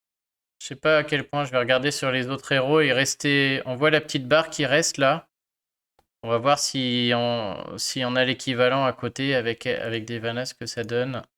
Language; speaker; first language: French; native; French